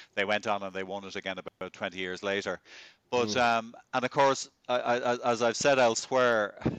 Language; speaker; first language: English; native; English